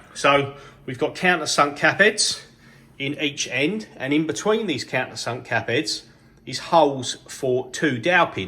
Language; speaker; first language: English; native; English